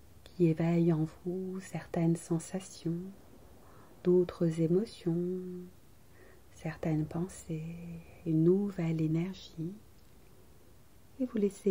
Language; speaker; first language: French; native; French